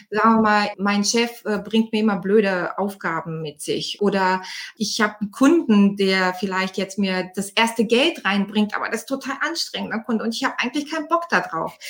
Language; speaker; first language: German; non-native, fluent; Bulgarian